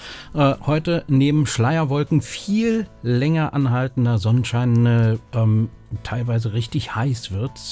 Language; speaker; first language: German; native; German